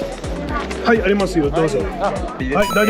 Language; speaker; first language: Japanese; non-native, learner; English